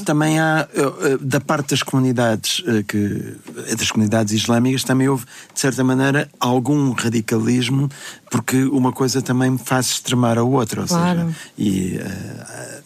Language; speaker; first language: Portuguese; native; Portuguese